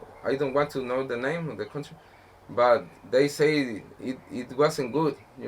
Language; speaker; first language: English; non-native, learner; Spanish